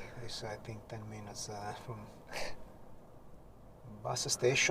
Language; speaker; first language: English; non-native, learner; Italian